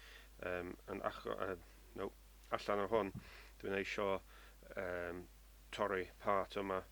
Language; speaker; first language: Welsh; non-native, learner; English